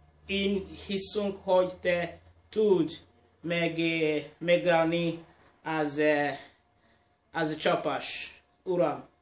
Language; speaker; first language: Hungarian; non-native, learner; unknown